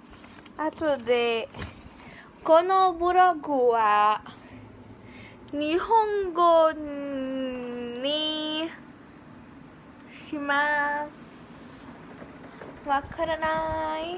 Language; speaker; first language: Japanese; non-native, learner; English